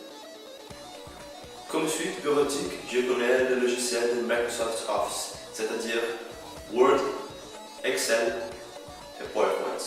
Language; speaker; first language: French; non-native, fluent; Portuguese